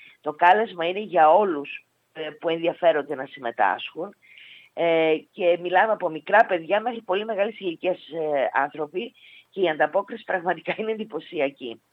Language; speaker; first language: Greek; native; Greek